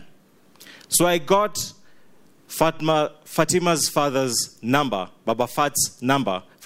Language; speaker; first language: English; non-native, local second language; Ganda